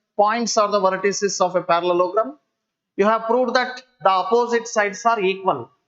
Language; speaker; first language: English; non-native, local second language; Kannada